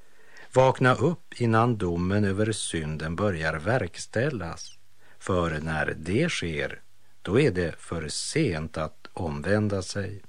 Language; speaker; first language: Swedish; native; Swedish